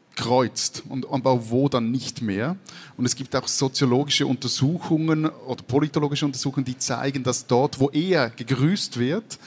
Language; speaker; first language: German; native; German